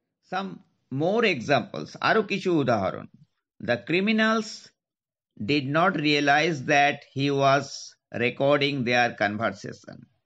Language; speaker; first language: English; non-native, local second language; Bangla